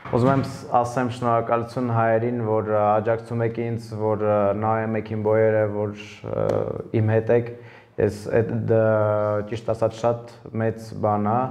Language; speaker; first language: Armenian; early bilingual, heritage; Armenian